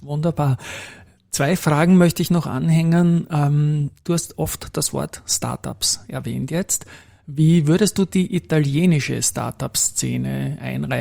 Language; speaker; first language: German; native; German